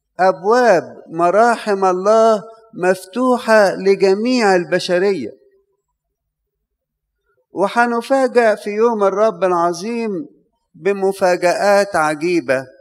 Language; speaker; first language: Arabic; native; Arabic